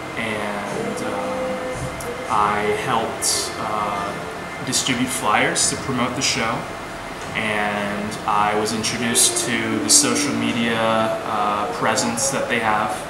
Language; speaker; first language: English; native; English